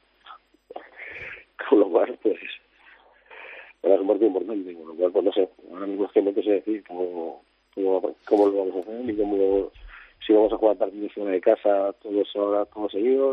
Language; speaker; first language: Spanish; native; Spanish